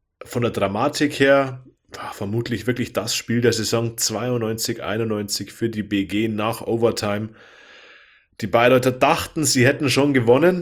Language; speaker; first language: German; native; German